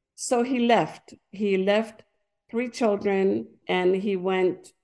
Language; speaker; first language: English; non-native, fluent; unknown